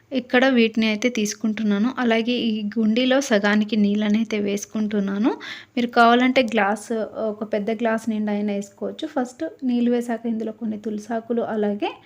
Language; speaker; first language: Telugu; native; Telugu